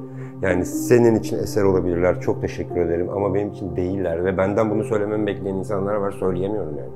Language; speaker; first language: Turkish; native; Turkish